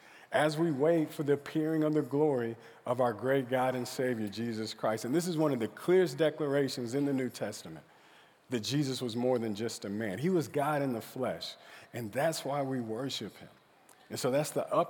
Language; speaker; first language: English; native; English